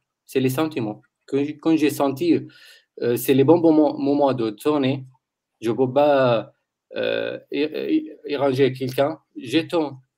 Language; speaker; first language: French; non-native, learner; Arabic